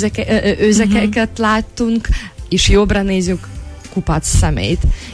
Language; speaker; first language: Hungarian; non-native, fluent; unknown